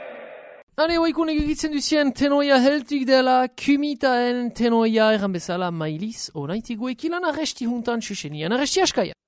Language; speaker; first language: Basque; native; Basque